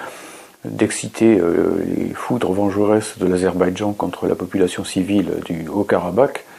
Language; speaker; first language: French; native; French